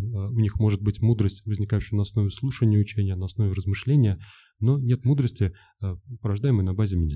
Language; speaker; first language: Russian; native; Russian